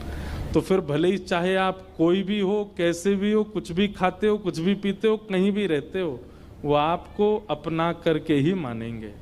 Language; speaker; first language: Hindi; native; Hindi